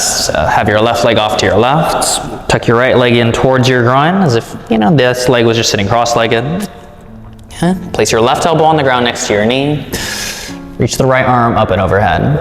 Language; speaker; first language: English; native; English